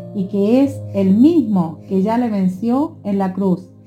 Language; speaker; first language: Spanish; native; Spanish